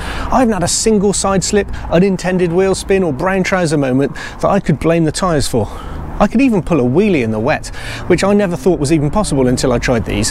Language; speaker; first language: English; native; English